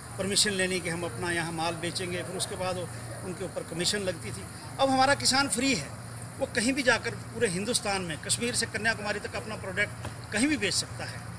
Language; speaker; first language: Hindi; native; Hindi